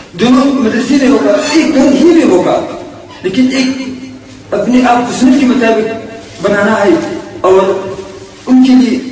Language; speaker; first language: Urdu; non-native, local second language; Pashto